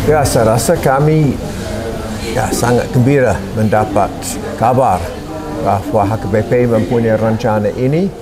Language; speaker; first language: Indonesian; non-native, fluent; English